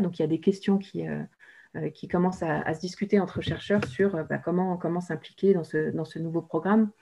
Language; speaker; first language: French; native; French